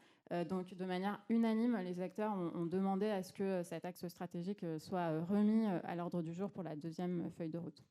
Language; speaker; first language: French; native; French